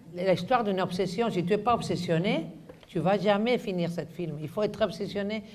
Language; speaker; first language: French; non-native, fluent; Spanish